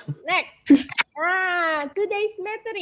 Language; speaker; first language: English; non-native, local second language; Indonesian